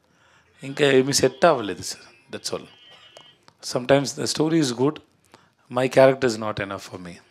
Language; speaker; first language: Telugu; non-native, learner; Tamil